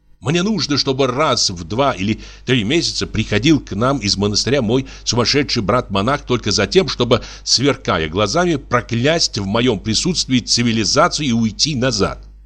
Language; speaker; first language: Russian; native; Russian